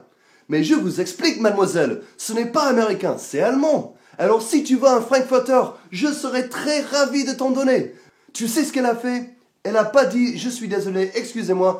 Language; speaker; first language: French; non-native, fluent; English